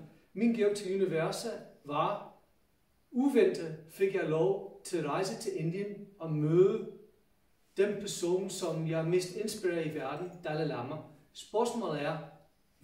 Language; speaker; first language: Danish; non-native, fluent; English